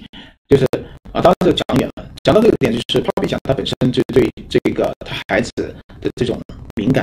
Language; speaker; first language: Chinese; native; Chinese